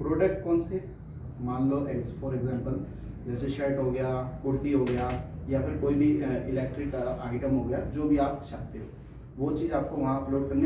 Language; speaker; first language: Hindi; native; Hindi